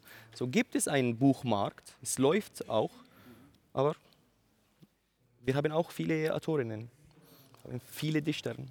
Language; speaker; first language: German; non-native, learner; Arabic